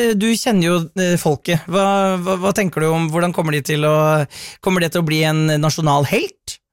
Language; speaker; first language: Norwegian; native; Norwegian